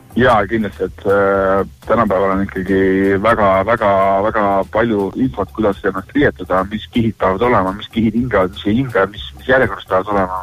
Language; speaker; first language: Estonian; native; Estonian